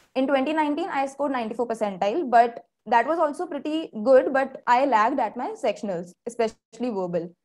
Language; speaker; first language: English; non-native, local second language; Hindi